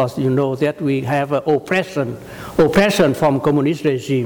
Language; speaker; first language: English; non-native, learner; Vietnamese